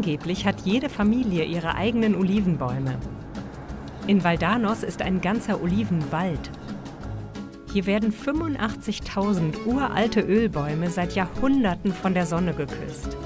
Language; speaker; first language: German; native; German